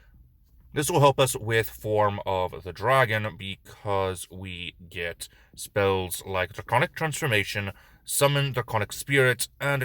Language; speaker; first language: English; native; English